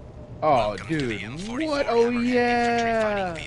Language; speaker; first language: English; native; English